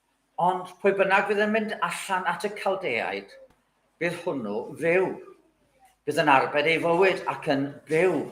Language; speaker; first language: Welsh; native; Welsh